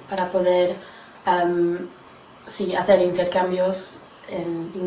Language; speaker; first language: Spanish; non-native, learner; English